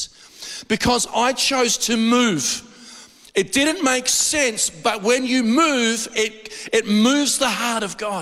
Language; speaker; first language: English; native; English